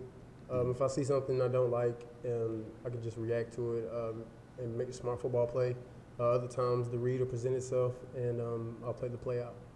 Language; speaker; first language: English; native; English